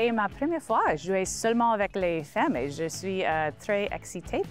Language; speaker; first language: French; non-native, learner; English